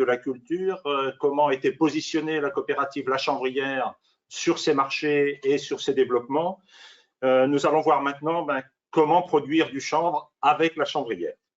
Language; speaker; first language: French; native; French